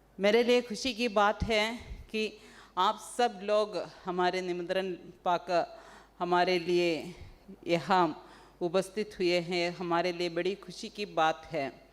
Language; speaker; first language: Hindi; non-native, local second language; Malayalam